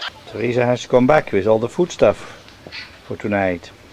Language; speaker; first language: English; non-native, fluent; Dutch